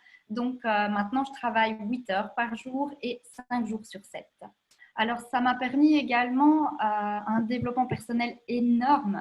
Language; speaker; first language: French; native; French